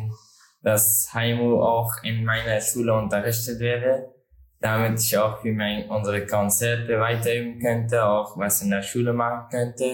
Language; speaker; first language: German; non-native, learner; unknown